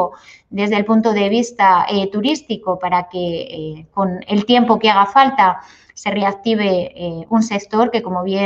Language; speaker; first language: Spanish; native; Spanish